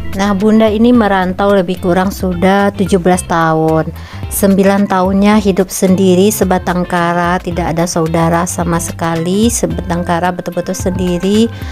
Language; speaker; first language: Indonesian; non-native, local second language; Minangkabau